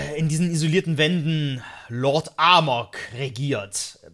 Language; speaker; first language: German; native; German